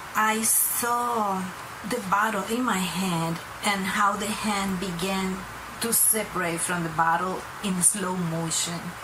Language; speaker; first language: English; non-native, fluent; Spanish